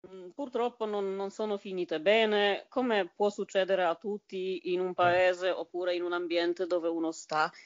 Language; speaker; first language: Italian; non-native, fluent; Polish